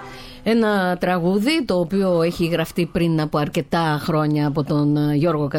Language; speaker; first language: Greek; native; Greek